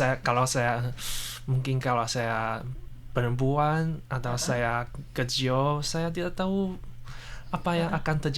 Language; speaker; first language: Indonesian; non-native, learner; Chinese